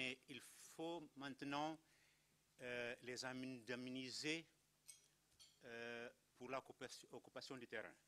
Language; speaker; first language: French; non-native, fluent; Kabuverdianu